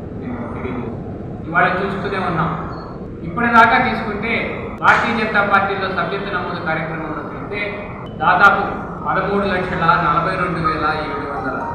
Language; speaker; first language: Telugu; native; Telugu